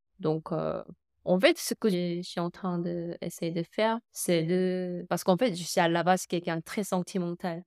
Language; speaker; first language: French; non-native, fluent; Korean